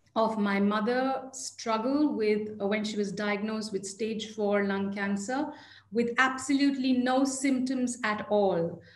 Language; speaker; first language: English; non-native, local second language; Hindi